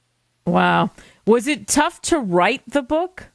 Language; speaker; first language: English; native; English